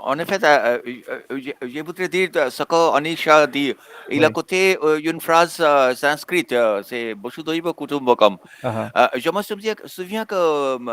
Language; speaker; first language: French; non-native, fluent; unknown